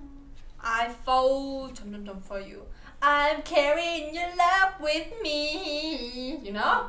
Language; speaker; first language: English; non-native, learner; Korean